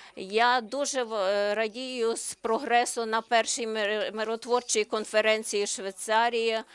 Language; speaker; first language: Ukrainian; non-native, learner; Slovenian